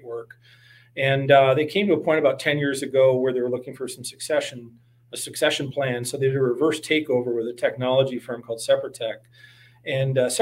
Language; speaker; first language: English; native; English